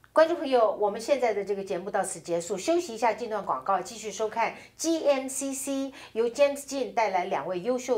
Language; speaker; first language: Chinese; native; Chinese